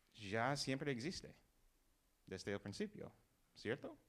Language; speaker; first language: Spanish; non-native, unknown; English